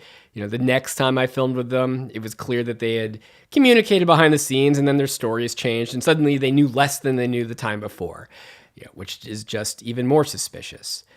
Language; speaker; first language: English; native; English